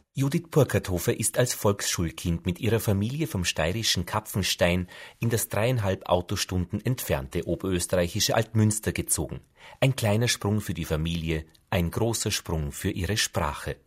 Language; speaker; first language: German; native; German